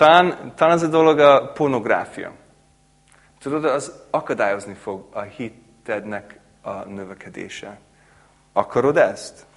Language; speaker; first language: Hungarian; non-native, fluent; English